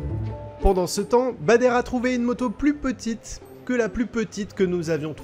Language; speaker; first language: French; native; French